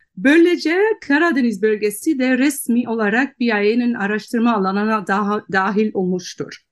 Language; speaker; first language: Turkish; non-native, fluent; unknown